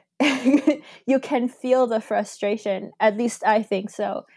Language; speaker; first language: English; early bilingual, other home language; Spanish